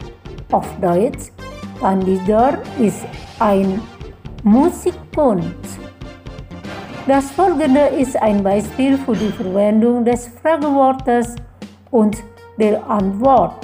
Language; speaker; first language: German; non-native, fluent; Indonesian